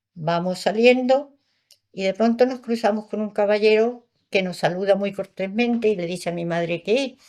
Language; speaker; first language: Spanish; early bilingual, other home language; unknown